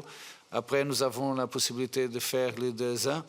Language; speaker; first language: French; non-native, fluent; Portuguese